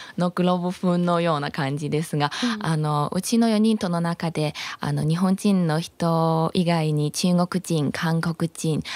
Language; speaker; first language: Japanese; non-native, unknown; Chinese